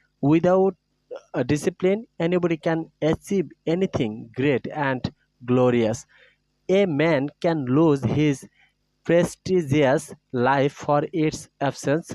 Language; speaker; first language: English; non-native, local second language; Bangla